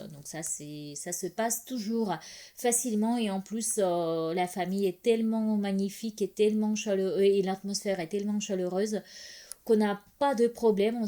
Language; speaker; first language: French; non-native, fluent; Russian